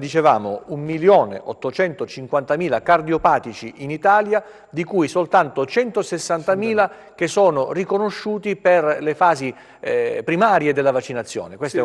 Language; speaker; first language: Italian; native; Italian